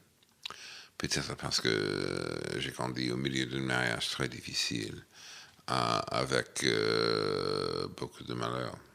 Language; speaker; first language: French; non-native, fluent; English